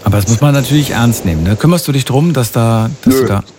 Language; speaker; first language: German; native; German